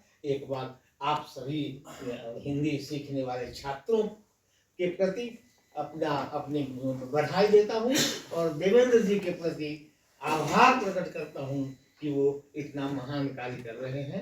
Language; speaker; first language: Hindi; native; Hindi